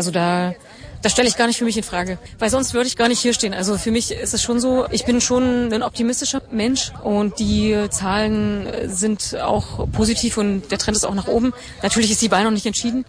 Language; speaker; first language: German; native; German